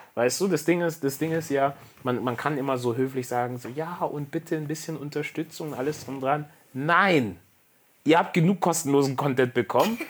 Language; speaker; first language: German; native; German